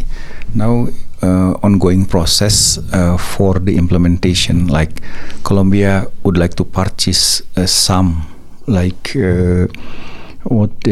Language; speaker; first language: English; non-native, learner; Indonesian